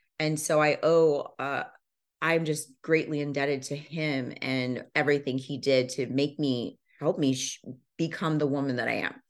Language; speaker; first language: English; early bilingual, other home language; Lingala